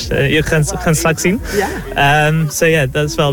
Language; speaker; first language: Dutch; non-native, learner; English